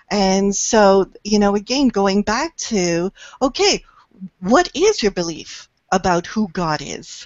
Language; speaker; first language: English; native; English